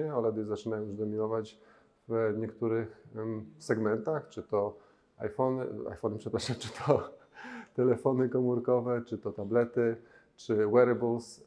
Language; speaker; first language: Polish; native; Polish